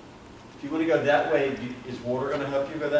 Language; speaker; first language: English; native; English